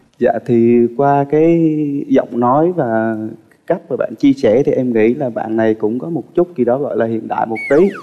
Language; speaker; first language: Vietnamese; native; Vietnamese